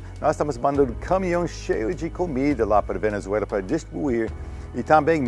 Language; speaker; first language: Portuguese; non-native, fluent; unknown